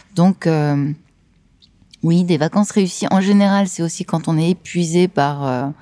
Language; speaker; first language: French; native; French